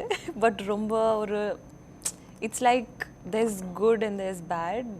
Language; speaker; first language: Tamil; non-native, learner; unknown